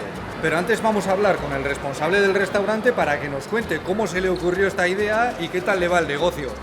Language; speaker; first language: Spanish; native; Spanish